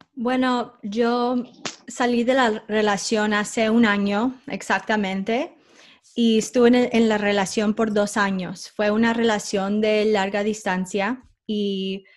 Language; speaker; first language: Spanish; early bilingual, heritage; Spanish